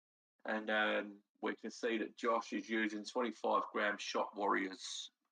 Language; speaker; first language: English; native; English